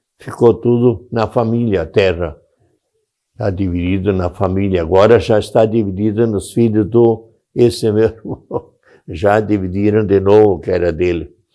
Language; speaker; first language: Portuguese; non-native, local second language; German